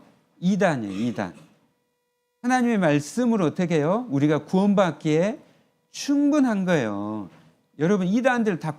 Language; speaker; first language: Korean; native; Korean